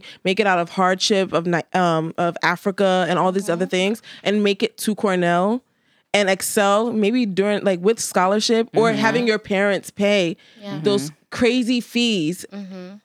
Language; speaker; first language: English; native; English